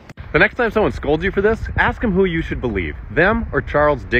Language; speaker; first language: English; native; English